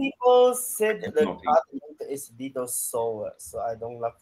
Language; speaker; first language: English; non-native, learner; Chinese